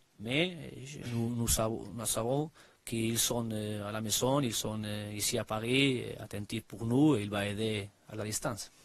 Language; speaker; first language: French; non-native, learner; Spanish